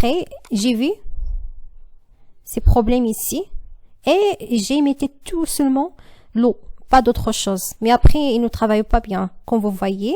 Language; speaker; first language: French; non-native, learner; Arabic